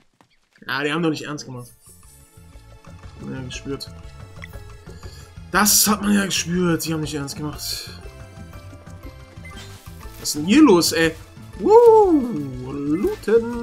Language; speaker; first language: German; native; German